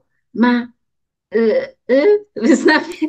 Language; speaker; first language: Dutch; non-native, learner; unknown